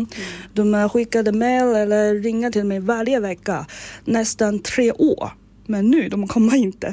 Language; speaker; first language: Swedish; non-native, learner; Chinese